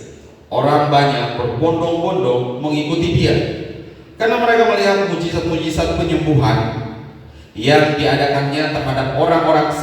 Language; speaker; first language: Indonesian; native; Indonesian